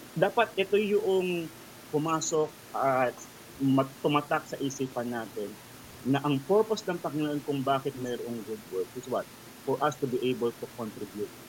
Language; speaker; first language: Filipino; non-native, local second language; Hiligaynon